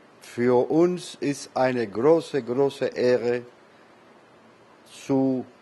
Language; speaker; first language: German; non-native, learner; Spanish